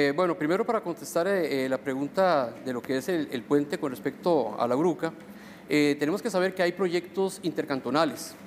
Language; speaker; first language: Spanish; native; Spanish